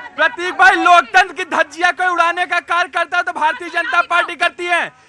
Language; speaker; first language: Hindi; native; Hindi